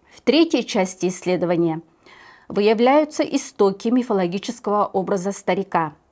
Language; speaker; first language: Russian; non-native, local second language; Yakut